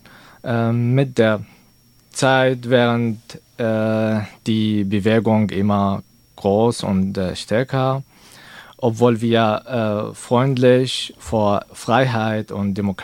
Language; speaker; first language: German; non-native, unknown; Arabic